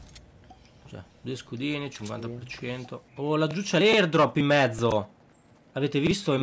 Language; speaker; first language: Italian; native; Italian